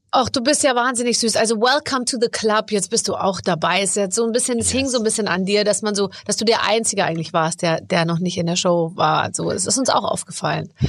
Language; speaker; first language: German; native; German